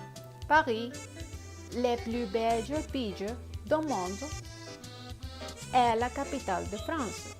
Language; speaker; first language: French; non-native, learner; Spanish